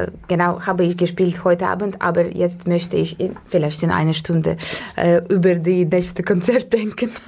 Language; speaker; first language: German; non-native, learner; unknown